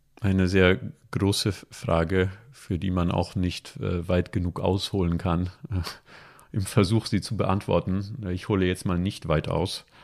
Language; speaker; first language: German; non-native, fluent; Italian